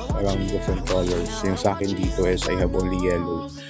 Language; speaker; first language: English; non-native, local second language; Filipino